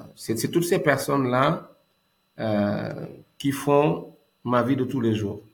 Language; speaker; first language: French; non-native, local second language; Wolof